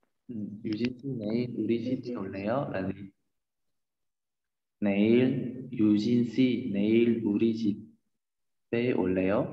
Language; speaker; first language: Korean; non-native, fluent; Vietnamese